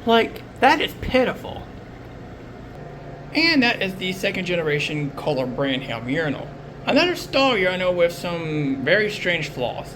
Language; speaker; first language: English; native; English